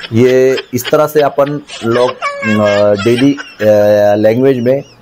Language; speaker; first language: Hindi; non-native, local second language; Marathi